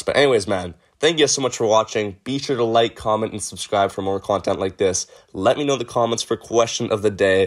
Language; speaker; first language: English; native; English